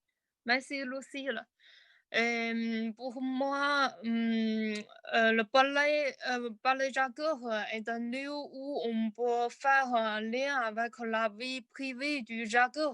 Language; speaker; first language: French; non-native, learner; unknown